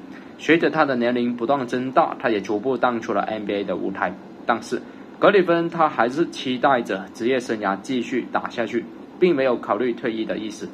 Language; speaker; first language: Chinese; native; Chinese